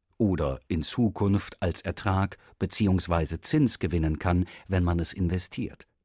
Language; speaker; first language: German; native; German